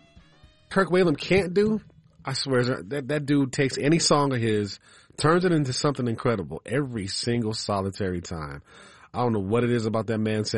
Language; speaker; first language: English; native; English